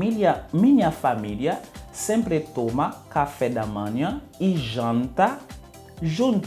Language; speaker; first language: Portuguese; non-native, learner; Haitian Creole